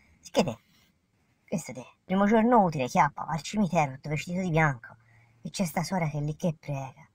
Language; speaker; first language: Italian; native; Italian